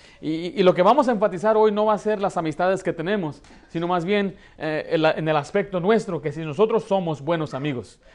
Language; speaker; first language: Spanish; early bilingual, heritage; Spanish